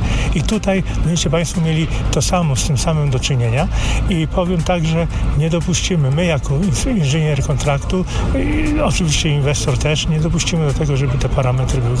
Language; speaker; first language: Polish; native; Polish